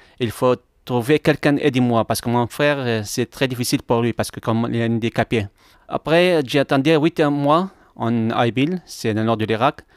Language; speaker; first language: French; non-native, learner; Arabic